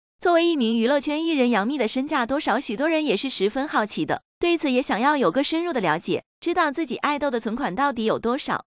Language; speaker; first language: Chinese; native; Chinese